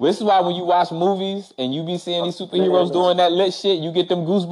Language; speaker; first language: English; non-native, local second language; Shona